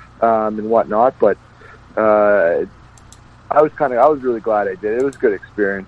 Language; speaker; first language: English; native; English